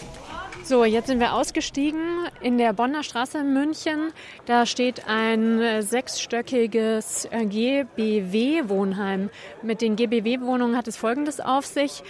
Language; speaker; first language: German; native; German